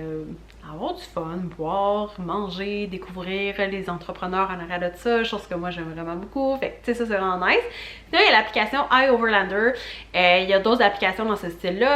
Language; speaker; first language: French; native; French